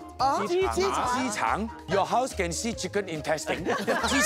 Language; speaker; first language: Chinese; native; Chinese